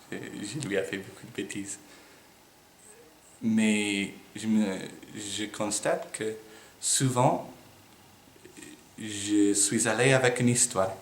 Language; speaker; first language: French; non-native, fluent; English